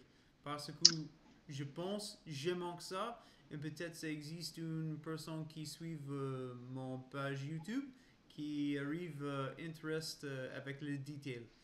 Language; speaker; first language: French; non-native, learner; English